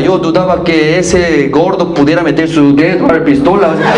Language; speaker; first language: Spanish; non-native, fluent; Korean